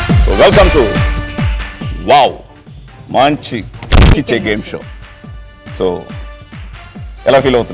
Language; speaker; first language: Telugu; native; Telugu